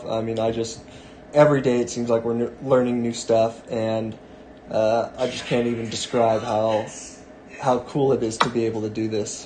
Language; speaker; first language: English; native; English